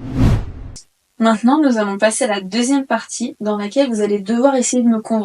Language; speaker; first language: French; native; French